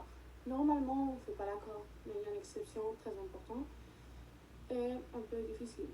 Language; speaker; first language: French; non-native, learner; Spanish